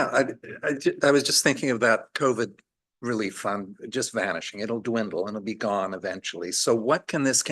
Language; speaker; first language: English; native; English